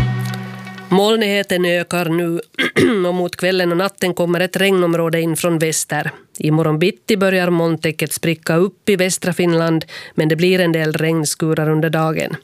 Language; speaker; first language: Swedish; native; Swedish